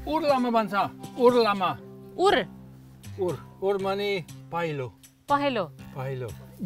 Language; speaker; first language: Nepali; non-native, learner; English